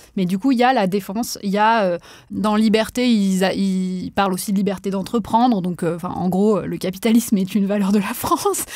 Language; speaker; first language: French; native; French